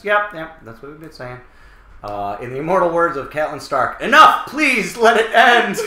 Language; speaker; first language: English; native; English